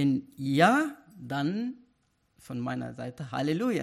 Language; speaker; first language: German; non-native, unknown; Arabic